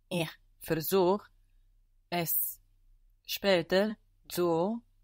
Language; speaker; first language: German; non-native, learner; English